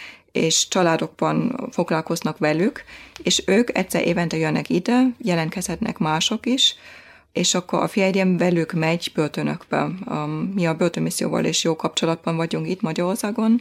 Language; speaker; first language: Hungarian; non-native, fluent; German